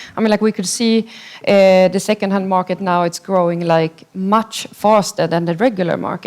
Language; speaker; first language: English; non-native, fluent; Swedish